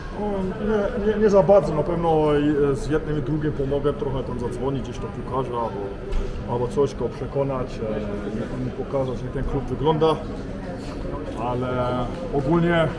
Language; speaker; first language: Polish; early bilingual, heritage; Polish